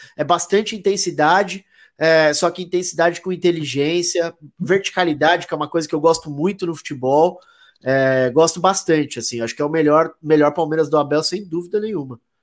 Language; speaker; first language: Portuguese; native; Portuguese